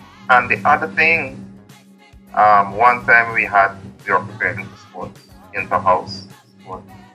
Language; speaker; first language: English; native; English